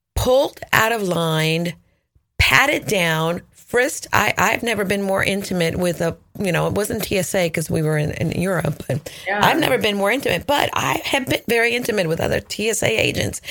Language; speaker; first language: English; non-native, fluent; Spanish